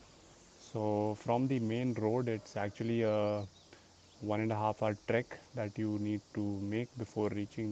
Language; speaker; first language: English; non-native, local second language; Hindi